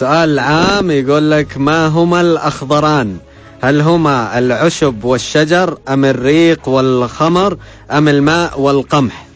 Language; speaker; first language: Arabic; native; Arabic